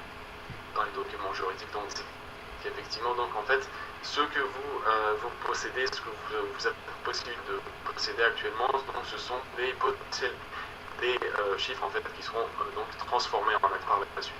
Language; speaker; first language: French; native; French